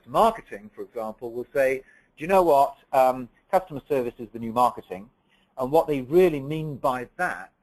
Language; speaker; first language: English; native; English